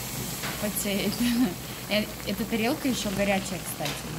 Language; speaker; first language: Russian; native; Russian